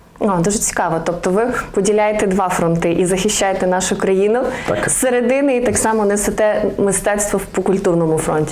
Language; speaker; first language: Ukrainian; native; Ukrainian